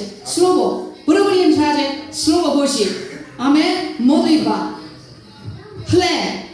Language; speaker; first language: Czech; non-native, fluent; Korean